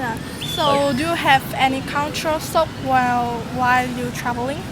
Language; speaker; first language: English; non-native, learner; Vietnamese